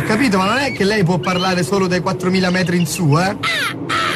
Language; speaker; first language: Italian; native; Italian